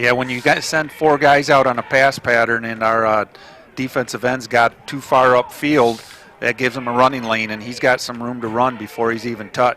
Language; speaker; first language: English; native; English